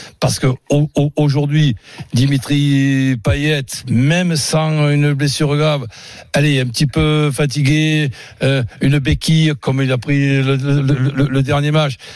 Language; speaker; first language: French; native; French